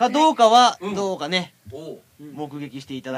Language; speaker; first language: Japanese; native; Japanese